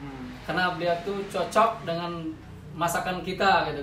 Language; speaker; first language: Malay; non-native, local second language; Minangkabau